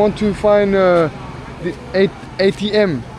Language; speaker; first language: English; non-native, learner; French